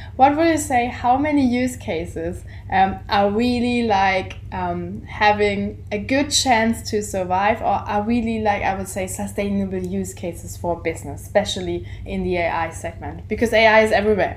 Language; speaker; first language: English; non-native, fluent; German